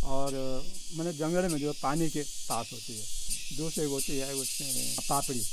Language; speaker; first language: Hindi; native; Hindi